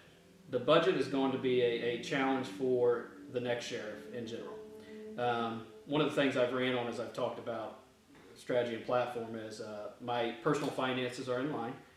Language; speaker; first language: English; native; English